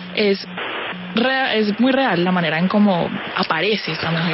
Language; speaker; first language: Spanish; native; Spanish